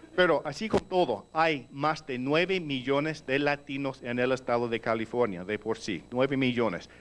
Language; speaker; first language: Spanish; early bilingual, heritage; Spanish